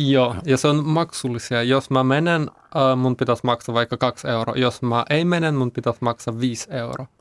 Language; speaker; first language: Finnish; non-native, learner; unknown